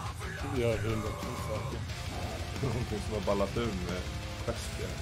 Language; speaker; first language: Swedish; native; Swedish